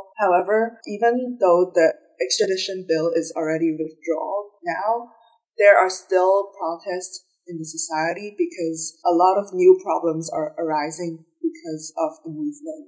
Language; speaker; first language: English; non-native, local second language; Cantonese